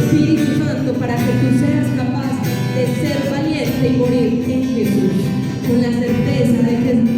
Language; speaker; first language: Spanish; native; Spanish